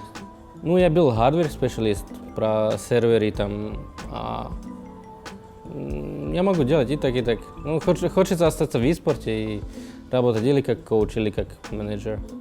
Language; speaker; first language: Russian; non-native, learner; Slovak